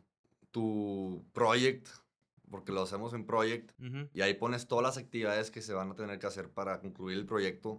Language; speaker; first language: Spanish; native; Spanish